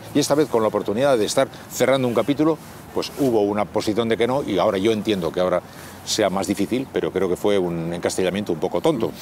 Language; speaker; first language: Spanish; native; Spanish